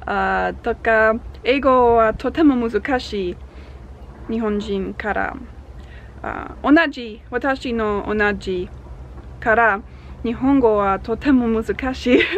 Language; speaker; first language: Japanese; non-native, learner; English